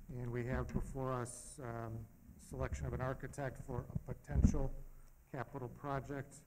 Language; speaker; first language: English; native; English